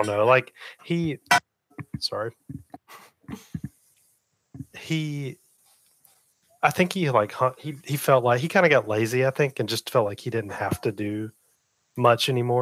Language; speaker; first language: English; native; English